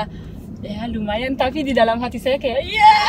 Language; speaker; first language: Indonesian; non-native, fluent; French